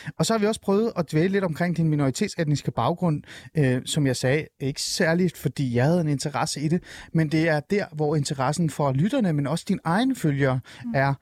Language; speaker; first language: Danish; early bilingual, other home language; Persian